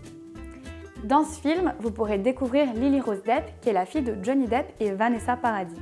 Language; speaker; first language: French; native; French